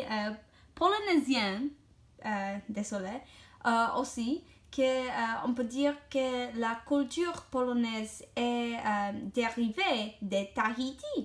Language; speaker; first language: French; non-native, learner; English